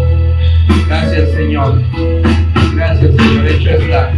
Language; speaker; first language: Spanish; native; Spanish